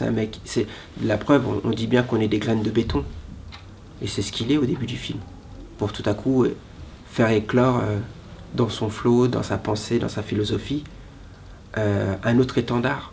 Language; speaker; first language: French; native; French